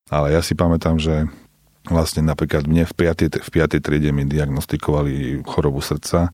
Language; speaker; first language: Slovak; native; Slovak